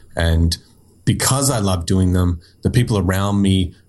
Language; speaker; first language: English; native; English